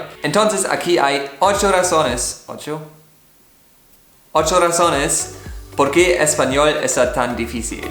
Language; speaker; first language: Spanish; non-native, fluent; German